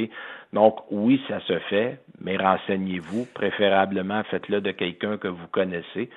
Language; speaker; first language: French; native; French